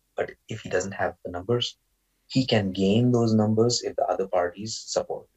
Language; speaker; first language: English; non-native, local second language; Marathi